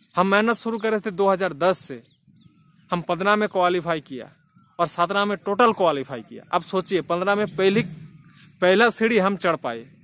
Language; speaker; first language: Hindi; non-native, local second language; Bangla